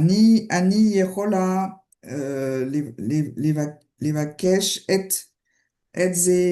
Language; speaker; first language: Hebrew; non-native, learner; French